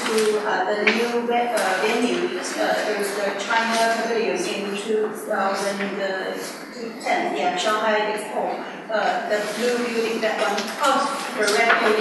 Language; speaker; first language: English; non-native, learner; Chinese